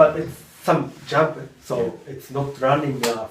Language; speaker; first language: English; non-native, learner; Japanese